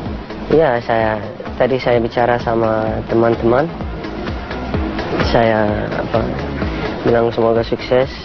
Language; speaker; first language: Indonesian; non-native, learner; Dutch